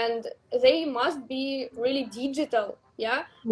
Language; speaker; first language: English; non-native, learner; Russian